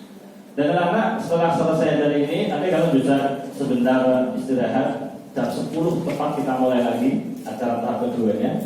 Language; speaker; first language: Indonesian; native; Indonesian